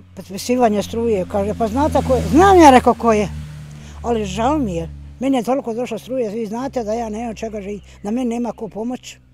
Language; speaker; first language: Croatian; native; Croatian